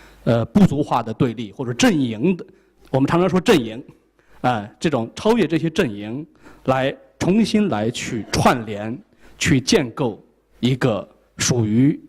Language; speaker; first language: Chinese; native; Chinese